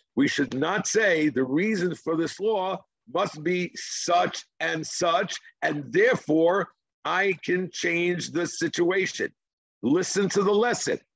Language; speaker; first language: English; non-native, fluent; Hebrew